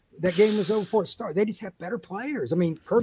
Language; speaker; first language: English; native; English